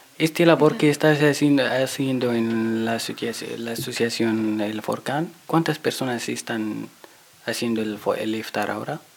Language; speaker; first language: Spanish; non-native, fluent; Arabic